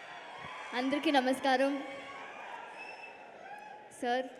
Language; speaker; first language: Telugu; non-native, learner; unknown